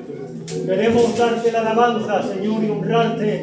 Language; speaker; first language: Spanish; native; Spanish